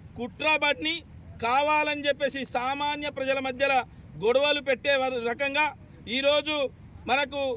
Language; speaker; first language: Telugu; non-native, local second language; Lambadi